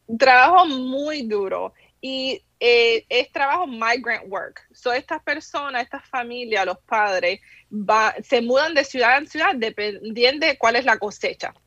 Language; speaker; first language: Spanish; early bilingual, heritage; Spanish